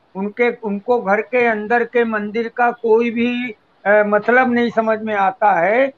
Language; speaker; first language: Hindi; native; Hindi